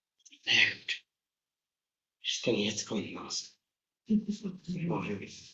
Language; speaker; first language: German; non-native, learner; Tibetan